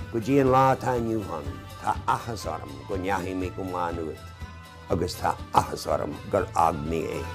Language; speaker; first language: Irish; native; Irish